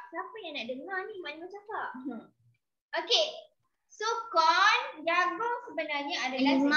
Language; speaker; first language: Malay; native; Malay